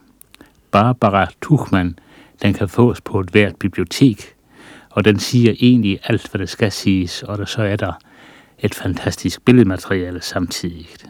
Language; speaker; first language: Danish; native; Danish